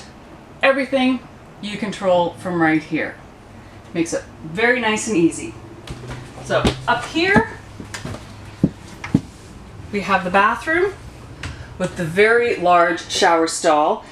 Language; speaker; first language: English; native; English